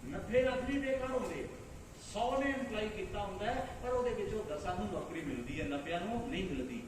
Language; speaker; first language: Hindi; non-native, local second language; Punjabi